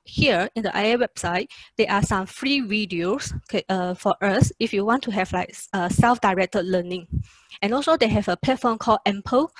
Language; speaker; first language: English; non-native, local second language; Chinese